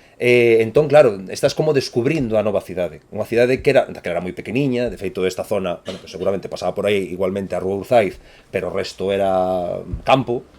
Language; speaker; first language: Galician; native; Galician